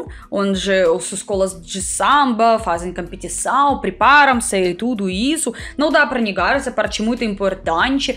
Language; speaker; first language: Portuguese; non-native, fluent; Russian